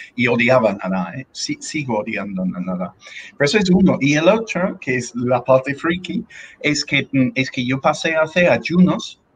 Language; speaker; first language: Spanish; non-native, fluent; English